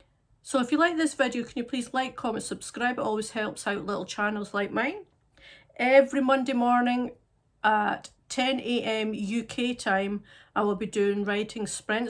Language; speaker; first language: English; native; English